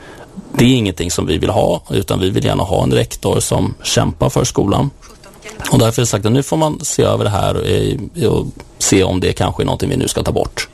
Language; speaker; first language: Swedish; native; Swedish